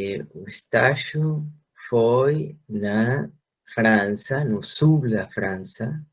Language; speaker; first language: Portuguese; non-native, fluent; Spanish